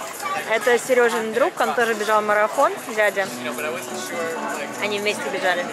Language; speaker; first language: Russian; native; Russian